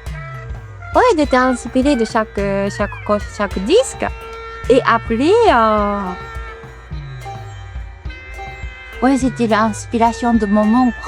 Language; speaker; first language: French; non-native, fluent; Japanese